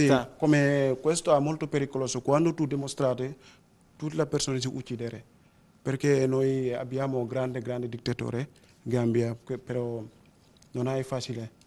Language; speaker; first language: Italian; non-native, learner; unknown